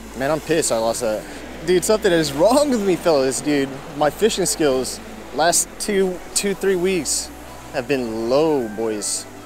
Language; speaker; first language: English; native; English